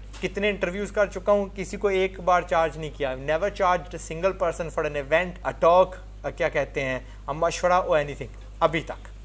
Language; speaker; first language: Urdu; non-native, fluent; English